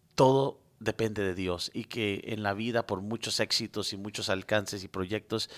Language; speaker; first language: Spanish; early bilingual, heritage; Spanish